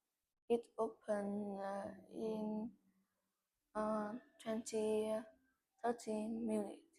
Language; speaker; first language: English; non-native, learner; Vietnamese